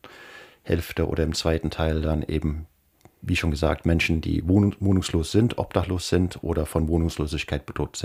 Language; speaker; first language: German; native; German